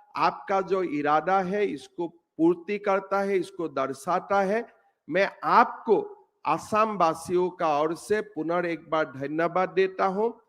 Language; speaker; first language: Hindi; non-native, local second language; Assamese